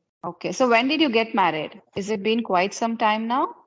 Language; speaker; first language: English; non-native, fluent; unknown